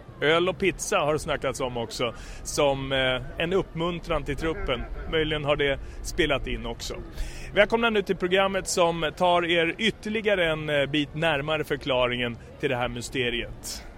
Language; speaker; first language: Swedish; native; Swedish